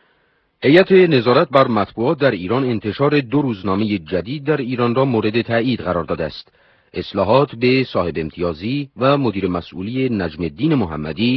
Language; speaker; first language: Persian; native; Persian